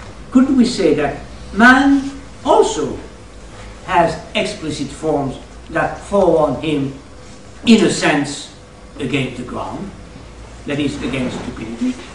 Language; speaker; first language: English; non-native, fluent; French